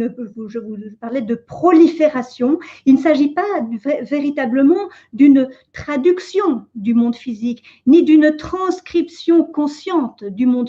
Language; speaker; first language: French; native; French